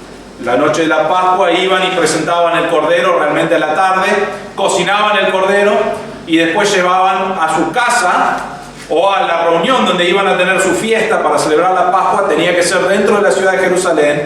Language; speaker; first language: Spanish; native; Spanish